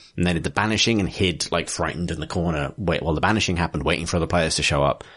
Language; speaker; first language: English; native; English